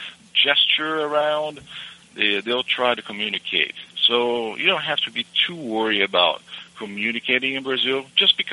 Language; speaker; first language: English; non-native, fluent; Portuguese